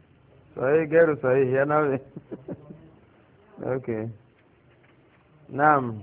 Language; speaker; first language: Arabic; non-native, fluent; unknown